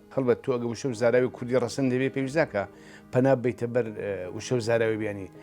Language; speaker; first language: Central Kurdish; native; Central Kurdish